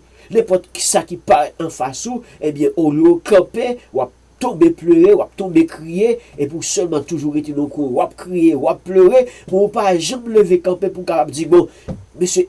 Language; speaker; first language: French; non-native, learner; Haitian Creole